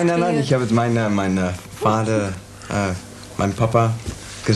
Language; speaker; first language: German; non-native, learner; Dutch